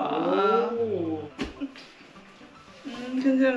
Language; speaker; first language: Korean; non-native, learner; Lao